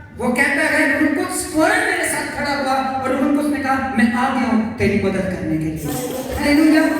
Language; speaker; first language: Urdu; non-native, local second language; Punjabi